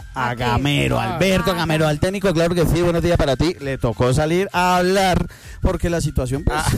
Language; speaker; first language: Spanish; native; Spanish